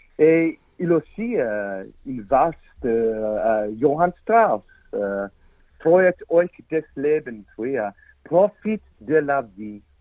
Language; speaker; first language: French; non-native, learner; English